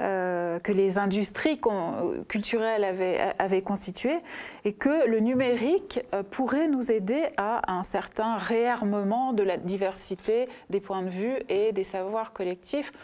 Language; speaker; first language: French; native; French